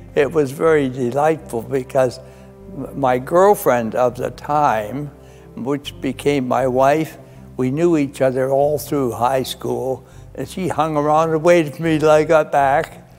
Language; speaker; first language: English; native; English